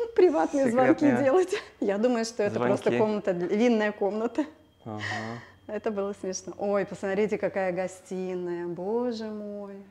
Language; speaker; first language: Russian; native; Russian